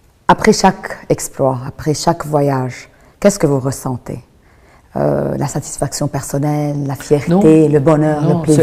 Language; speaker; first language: French; non-native, local second language; Arabic